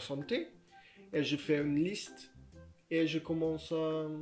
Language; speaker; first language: French; non-native, learner; Portuguese